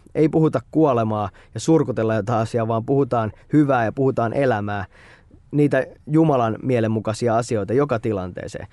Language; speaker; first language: Finnish; native; Finnish